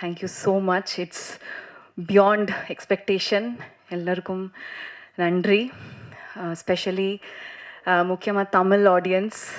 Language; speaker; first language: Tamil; non-native, learner; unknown